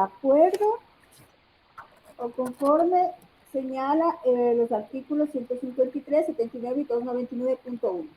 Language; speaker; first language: Spanish; native; Spanish